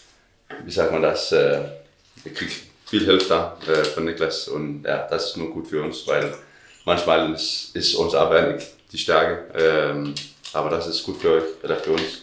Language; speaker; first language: German; non-native, learner; Danish